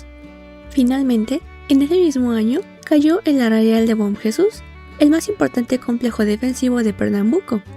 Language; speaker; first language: Spanish; native; Spanish